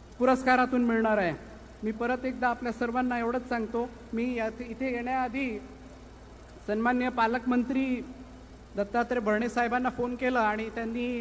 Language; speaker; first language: Marathi; non-native, local second language; Lambadi